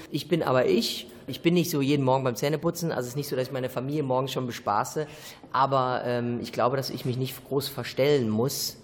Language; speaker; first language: German; native; German